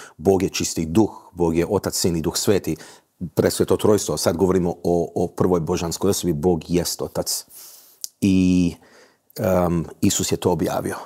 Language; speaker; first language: Croatian; early bilingual, heritage; Croatian